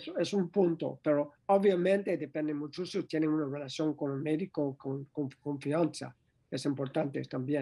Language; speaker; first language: Spanish; non-native, learner; English